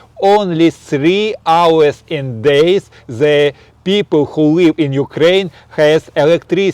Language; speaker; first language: English; non-native, learner; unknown